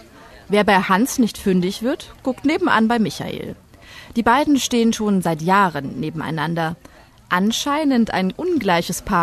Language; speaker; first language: German; native; German